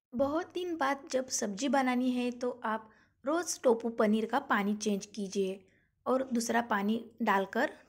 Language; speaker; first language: Hindi; non-native, local second language; Marathi